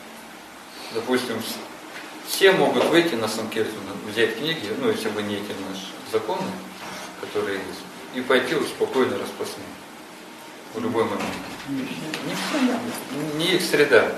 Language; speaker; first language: Russian; native; Russian